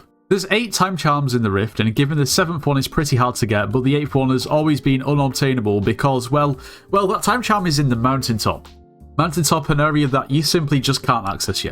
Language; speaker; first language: English; native; English